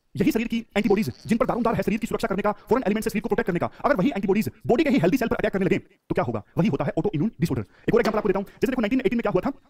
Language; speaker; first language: Hindi; native; Hindi